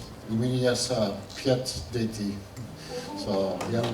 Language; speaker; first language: Russian; non-native, learner; English